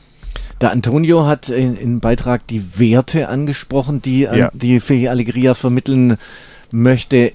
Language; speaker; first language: German; native; German